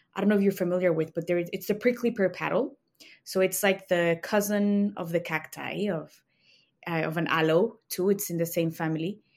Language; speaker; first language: English; non-native, fluent; Spanish